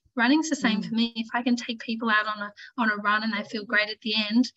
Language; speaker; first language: English; native; English